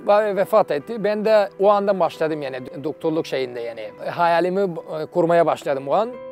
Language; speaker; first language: Turkish; non-native, fluent; Persian